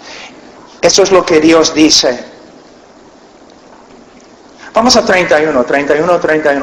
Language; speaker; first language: Spanish; non-native, fluent; English